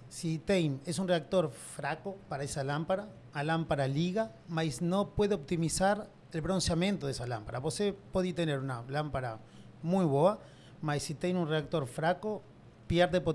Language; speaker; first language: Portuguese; non-native, learner; Spanish